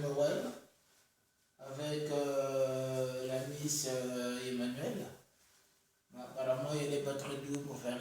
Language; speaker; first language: French; native; French